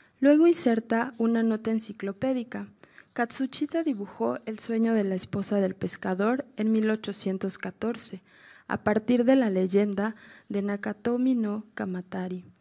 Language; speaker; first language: Spanish; native; Spanish